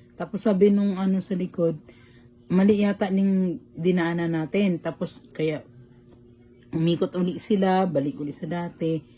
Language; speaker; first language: Filipino; native; Filipino